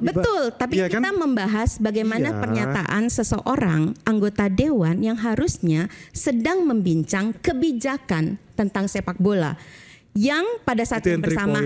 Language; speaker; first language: Indonesian; native; Indonesian